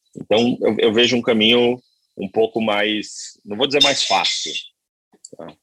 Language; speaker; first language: Portuguese; native; Portuguese